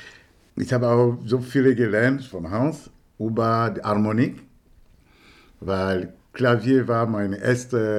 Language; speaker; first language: German; non-native, learner; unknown